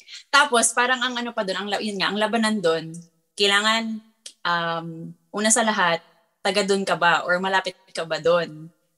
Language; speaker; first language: Filipino; native; Filipino